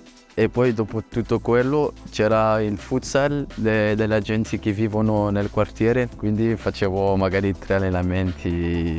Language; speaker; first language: Italian; non-native, fluent; French